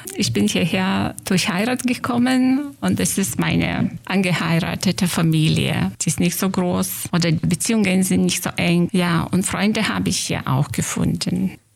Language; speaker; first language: German; non-native, fluent; Lithuanian